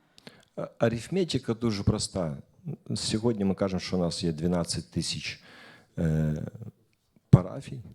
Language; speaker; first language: Ukrainian; non-native, local second language; Russian